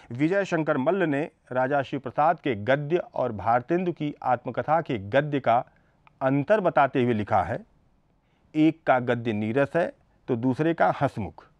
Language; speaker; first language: Hindi; native; Hindi